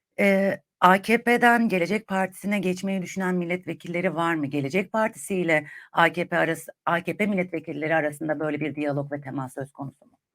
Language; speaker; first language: Turkish; native; Turkish